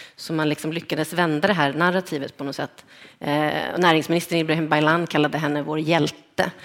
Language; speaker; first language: Swedish; native; Swedish